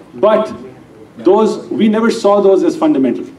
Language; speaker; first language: English; non-native, local second language; Urdu